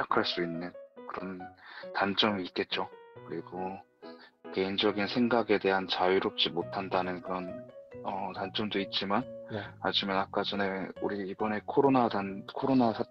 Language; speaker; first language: Korean; native; Korean